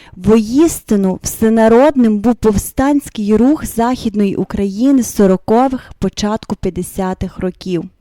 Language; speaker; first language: Ukrainian; native; Ukrainian